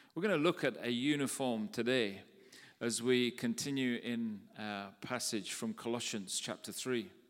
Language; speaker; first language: English; native; English